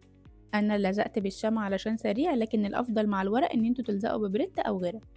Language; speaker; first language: Arabic; native; Arabic